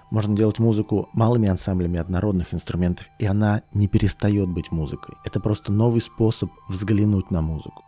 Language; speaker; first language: Russian; native; Russian